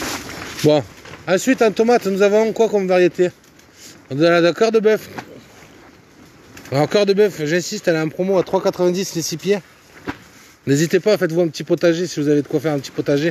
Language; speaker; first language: French; native; French